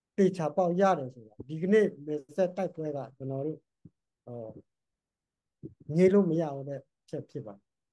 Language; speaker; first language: Burmese; non-native, local second language; Karen languages